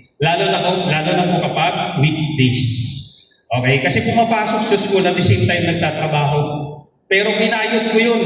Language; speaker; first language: Filipino; non-native, local second language; Bikol